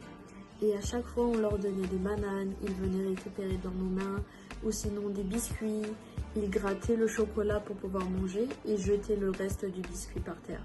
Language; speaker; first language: French; native; French